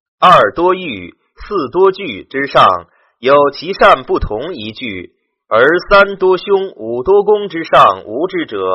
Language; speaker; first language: Chinese; native; Chinese